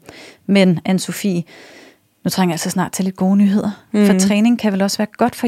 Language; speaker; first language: Danish; native; Danish